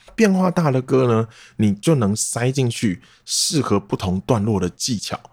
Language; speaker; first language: Chinese; non-native, local second language; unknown